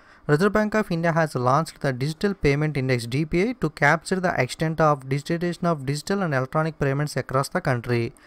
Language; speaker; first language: English; non-native, local second language; Telugu